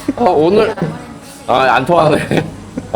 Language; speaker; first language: Korean; native; Korean